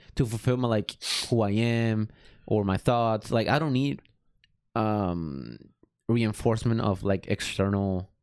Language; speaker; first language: English; early bilingual, other home language; Spanish